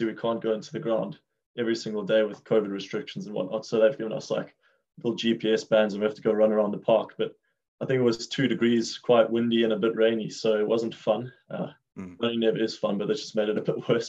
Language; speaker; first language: English; native; English